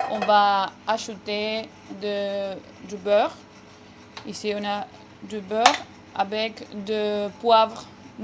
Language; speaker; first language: French; non-native, fluent; Spanish